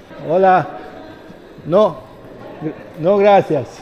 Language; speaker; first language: Spanish; non-native, learner; Serbian